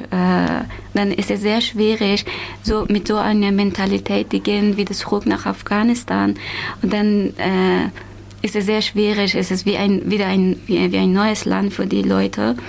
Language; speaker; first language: German; non-native, learner; Persian